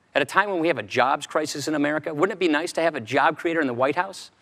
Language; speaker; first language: English; native; English